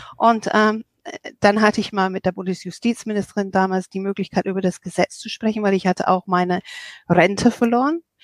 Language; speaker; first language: German; non-native, fluent; English